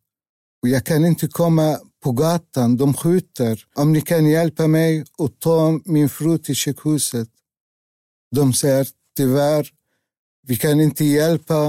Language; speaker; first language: Swedish; non-native, learner; Arabic